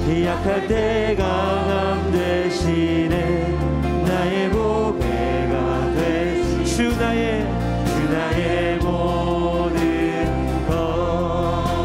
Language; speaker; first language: Korean; native; Korean